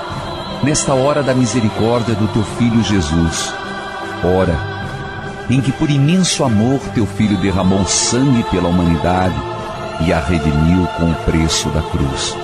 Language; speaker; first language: Portuguese; native; Portuguese